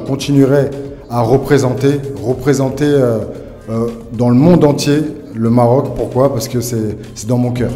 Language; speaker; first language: French; early bilingual, other home language; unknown